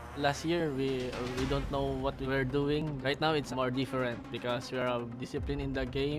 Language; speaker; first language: English; non-native, learner; Lao